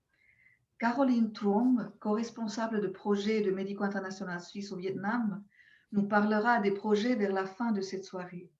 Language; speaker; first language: French; non-native, local second language; German